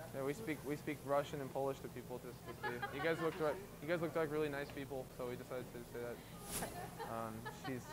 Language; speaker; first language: English; native; English